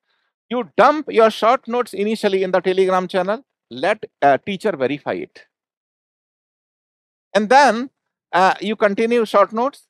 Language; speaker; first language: English; non-native, local second language; Hindi